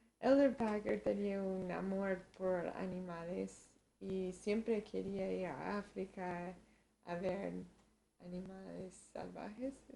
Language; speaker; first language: Spanish; early bilingual, heritage; Spanish